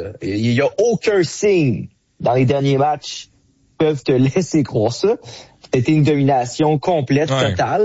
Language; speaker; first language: French; native; French